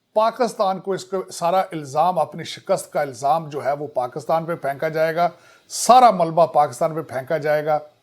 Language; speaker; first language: Urdu; non-native, local second language; Punjabi